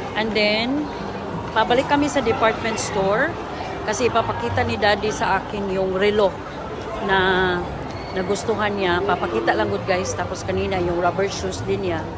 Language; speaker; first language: Filipino; non-native, local second language; Cebuano